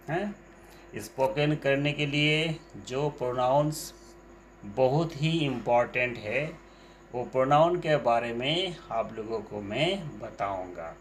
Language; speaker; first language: Hindi; non-native, local second language; Bangla